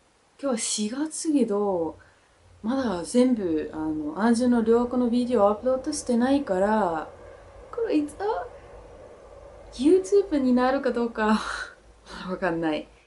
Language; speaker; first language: Japanese; non-native, learner; Danish